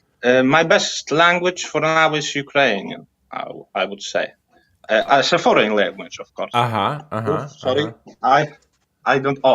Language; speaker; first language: English; non-native, fluent; Polish